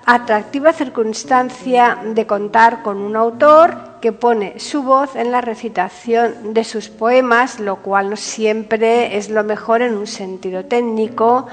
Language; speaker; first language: Spanish; native; Spanish